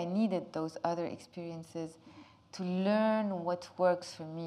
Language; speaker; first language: English; non-native, fluent; Arabic